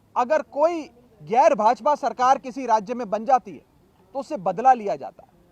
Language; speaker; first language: Hindi; native; Hindi